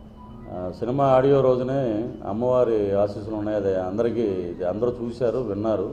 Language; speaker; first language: Telugu; native; Telugu